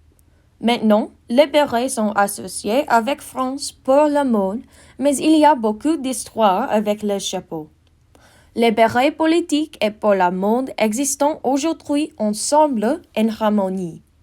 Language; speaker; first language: French; non-native, learner; English